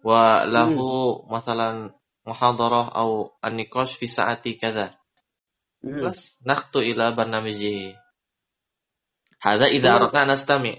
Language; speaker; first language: Arabic; non-native, learner; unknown